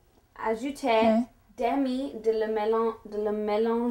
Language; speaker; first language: French; non-native, learner; English